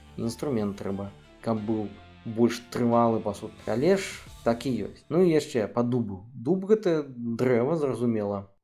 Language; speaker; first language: Belarusian; native; Belarusian